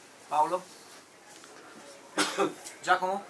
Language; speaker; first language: Italian; native; Italian